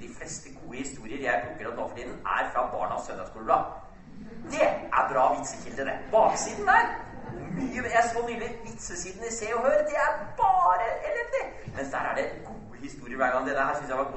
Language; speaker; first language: Norwegian; native; Norwegian